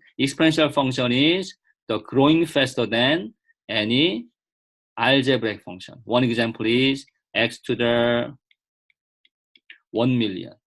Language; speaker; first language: English; non-native, fluent; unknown